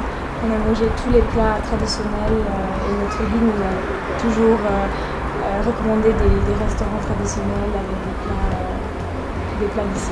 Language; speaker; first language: French; non-native, local second language; Luxembourgish